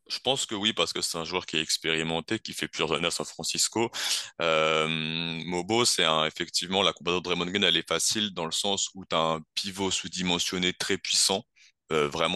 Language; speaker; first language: French; native; French